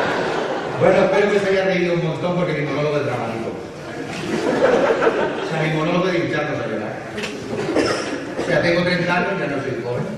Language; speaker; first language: Spanish; native; Spanish